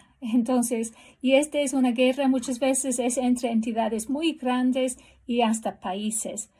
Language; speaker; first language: Spanish; non-native, fluent; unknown